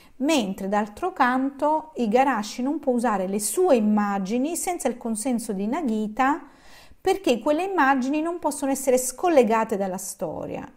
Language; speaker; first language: Italian; native; Italian